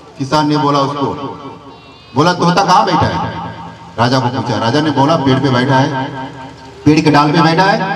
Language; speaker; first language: Hindi; non-native, local second language; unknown